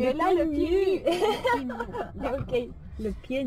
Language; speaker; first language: French; non-native, fluent; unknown